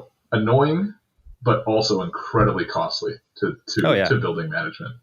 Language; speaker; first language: English; native; English